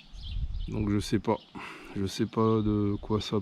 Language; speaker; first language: French; native; French